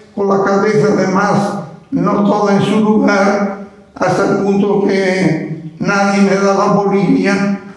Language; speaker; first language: Spanish; non-native, fluent; Italian